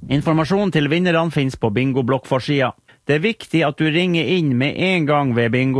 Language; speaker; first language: Norwegian; native; Norwegian